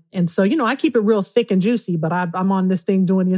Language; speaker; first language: English; native; English